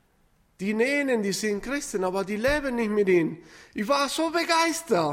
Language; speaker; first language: German; non-native, fluent; Spanish